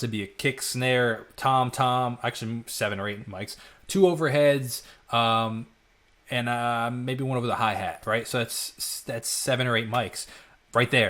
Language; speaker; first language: English; native; English